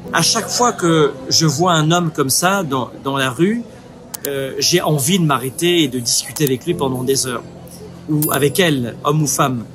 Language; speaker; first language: French; native; French